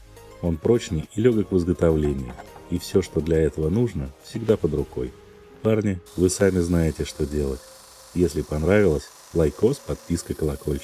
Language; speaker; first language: Russian; native; Russian